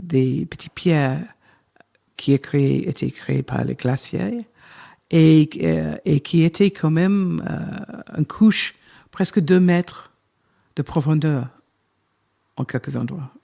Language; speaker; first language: French; non-native, fluent; English